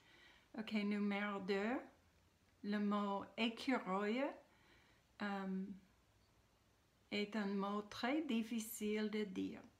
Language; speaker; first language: French; non-native, fluent; English